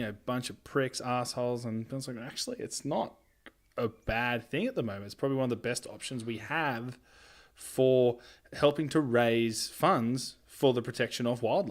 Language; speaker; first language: English; native; English